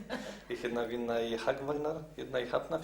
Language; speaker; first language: Icelandic; non-native, learner; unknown